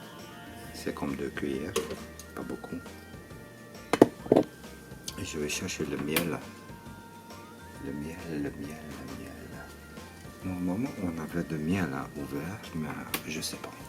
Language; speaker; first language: French; non-native, learner; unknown